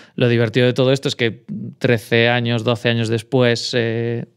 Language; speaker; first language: Spanish; native; Spanish